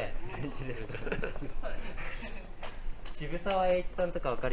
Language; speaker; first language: Japanese; native; Japanese